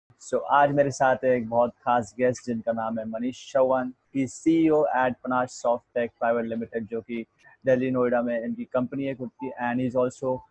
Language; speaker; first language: Hindi; native; Hindi